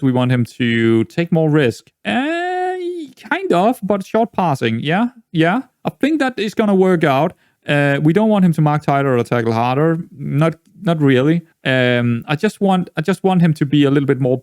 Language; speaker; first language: English; non-native, fluent; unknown